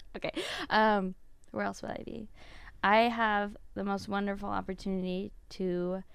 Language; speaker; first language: English; native; English